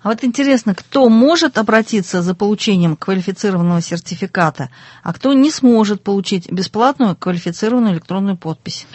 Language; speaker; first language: Russian; native; Russian